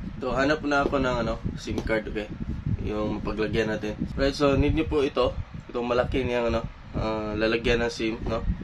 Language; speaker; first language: Filipino; non-native, local second language; Cebuano